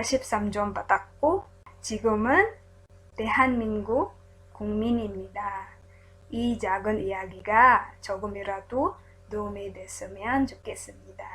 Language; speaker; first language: Korean; non-native, learner; Filipino